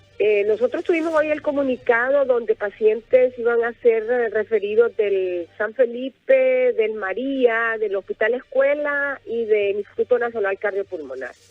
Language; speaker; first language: Spanish; native; Spanish